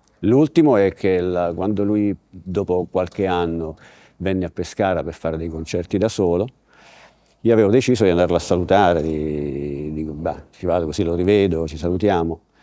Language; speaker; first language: Italian; native; Italian